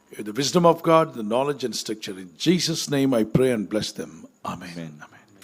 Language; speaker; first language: English; non-native, local second language; Telugu